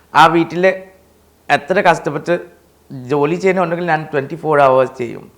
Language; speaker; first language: Malayalam; non-native, fluent; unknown